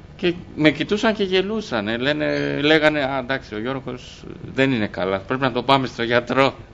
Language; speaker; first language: Greek; early bilingual, other home language; Albanian